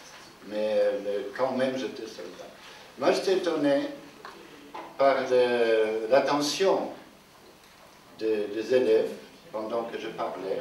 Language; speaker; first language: French; non-native, fluent; Polish